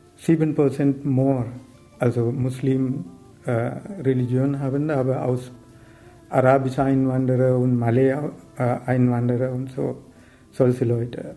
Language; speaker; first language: German; non-native, learner; Sinhala